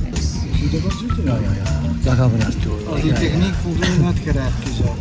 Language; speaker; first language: Dutch; native; Dutch